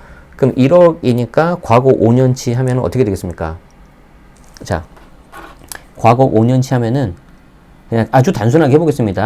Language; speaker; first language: Korean; native; Korean